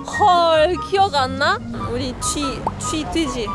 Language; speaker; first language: Korean; non-native, fluent; Russian